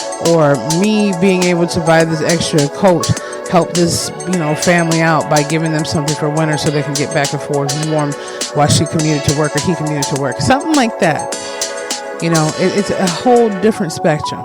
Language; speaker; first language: English; native; English